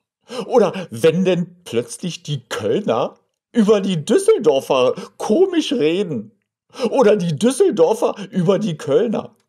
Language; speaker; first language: German; native; German